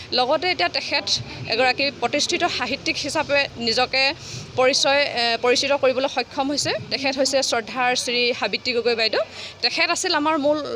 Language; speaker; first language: Assamese; native; Assamese